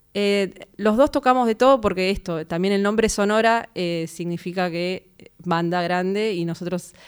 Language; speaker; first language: Spanish; native; Spanish